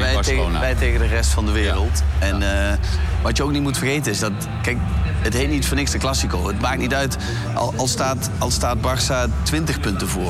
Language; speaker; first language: Dutch; native; Dutch